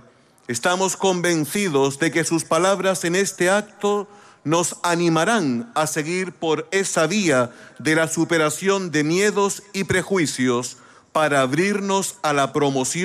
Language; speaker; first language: Spanish; native; Spanish